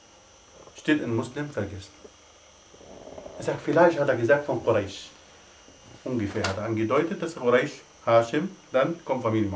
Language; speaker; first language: German; non-native, fluent; Arabic